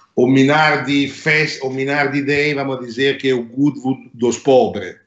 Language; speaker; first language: Portuguese; non-native, fluent; Italian